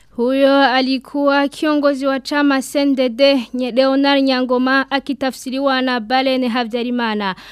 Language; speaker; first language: Swahili; non-native, local second language; Rundi